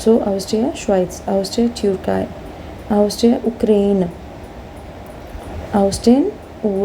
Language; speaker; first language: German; non-native, learner; Hindi